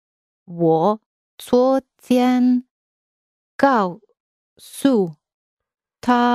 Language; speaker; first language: Chinese; non-native, learner; English